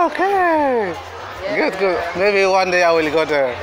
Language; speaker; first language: English; non-native, learner; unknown